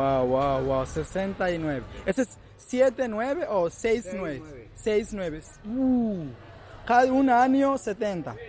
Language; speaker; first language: Spanish; non-native, learner; Swahili